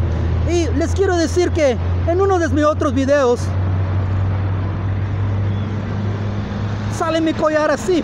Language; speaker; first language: Spanish; early bilingual, heritage; Spanish